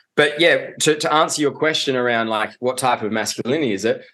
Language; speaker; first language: English; native; English